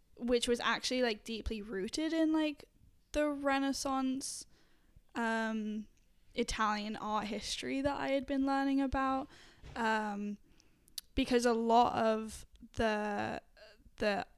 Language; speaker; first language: English; native; English